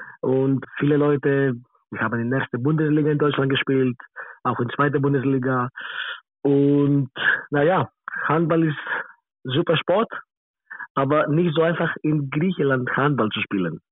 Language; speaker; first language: German; non-native, learner; Greek